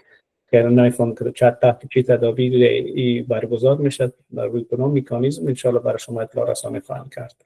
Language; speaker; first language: Persian; native; Persian